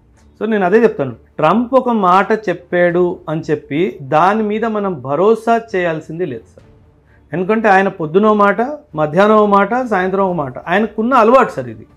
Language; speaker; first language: Telugu; non-native, local second language; Punjabi